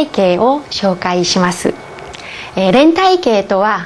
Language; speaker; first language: Japanese; non-native, fluent; Korean